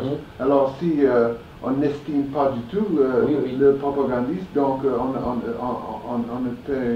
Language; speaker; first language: French; non-native, fluent; English